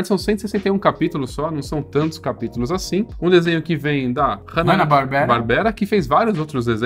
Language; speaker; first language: Portuguese; native; Portuguese